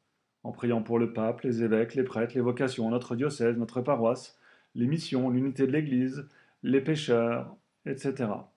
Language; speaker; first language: French; native; French